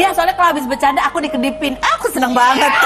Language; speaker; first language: Indonesian; native; Indonesian